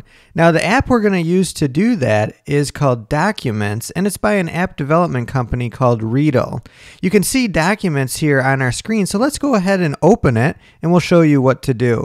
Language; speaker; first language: English; native; English